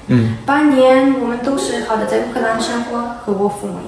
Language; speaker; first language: Chinese; non-native, learner; Ukrainian